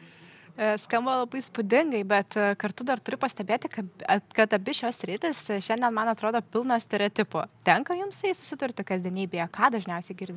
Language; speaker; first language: Lithuanian; native; Lithuanian